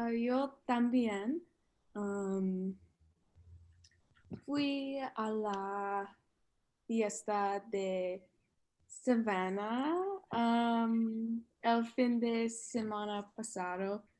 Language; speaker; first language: Spanish; non-native, learner; English